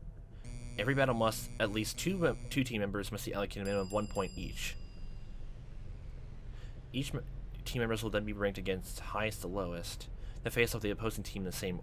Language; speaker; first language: English; native; English